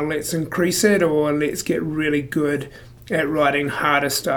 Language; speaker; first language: English; native; English